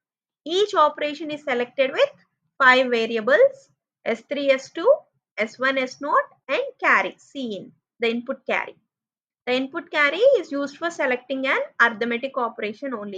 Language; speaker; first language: English; non-native, local second language; Telugu